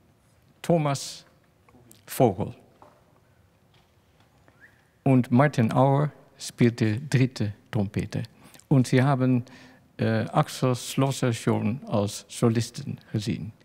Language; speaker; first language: German; non-native, fluent; Dutch